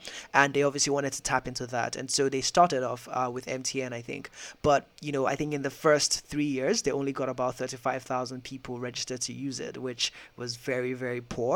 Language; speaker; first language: English; non-native, local second language; Yoruba